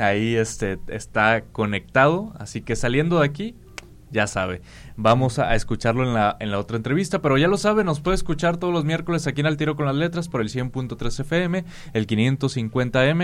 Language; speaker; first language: Spanish; native; Spanish